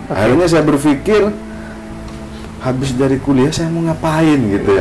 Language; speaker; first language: Indonesian; non-native, local second language; Madurese